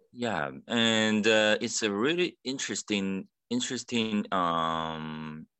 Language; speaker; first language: English; non-native, fluent; Chinese